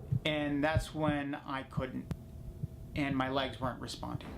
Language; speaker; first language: English; native; English